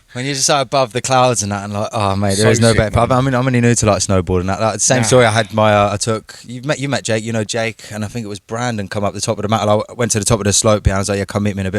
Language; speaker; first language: English; native; English